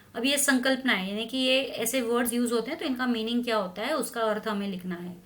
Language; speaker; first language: Hindi; non-native, local second language; Marathi